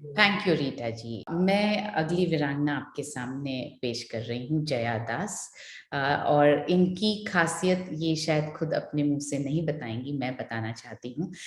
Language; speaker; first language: Hindi; native; Hindi